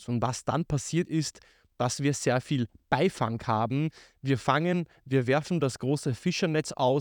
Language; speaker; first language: German; native; German